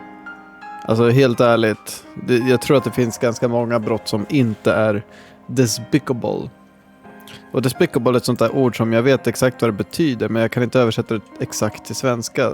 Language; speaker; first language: Swedish; native; Swedish